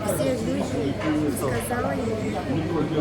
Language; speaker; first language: Russian; non-native, learner; Mongolian